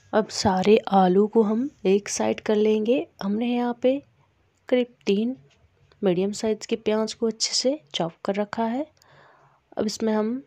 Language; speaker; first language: Hindi; non-native, local second language; Bangla